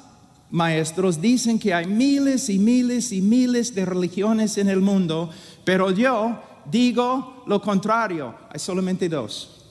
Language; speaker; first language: Spanish; non-native, fluent; English